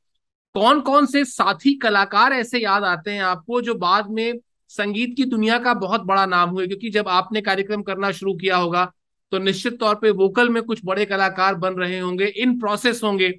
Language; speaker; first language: Hindi; native; Hindi